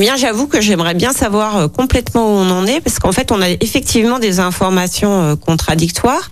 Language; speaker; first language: French; native; French